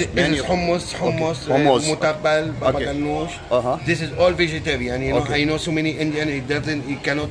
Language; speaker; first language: English; non-native, learner; Arabic